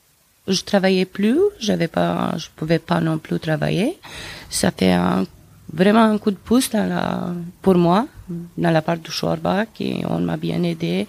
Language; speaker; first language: French; non-native, fluent; Romanian